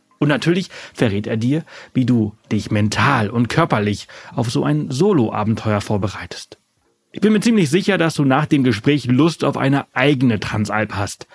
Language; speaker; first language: German; native; German